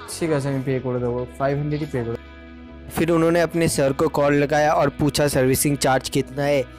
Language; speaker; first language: Hindi; non-native, local second language; Bangla